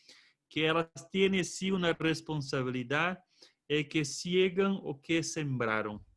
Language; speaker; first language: Spanish; non-native, fluent; Portuguese